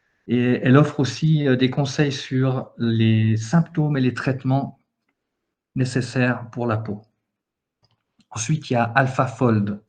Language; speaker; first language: French; native; French